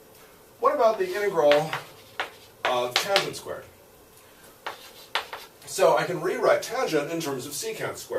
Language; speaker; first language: English; native; English